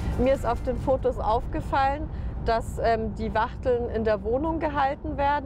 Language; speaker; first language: German; native; German